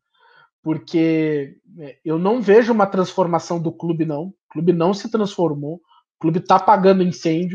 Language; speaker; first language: Portuguese; native; Portuguese